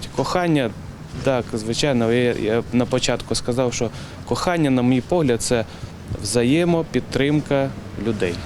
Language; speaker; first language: Ukrainian; native; Ukrainian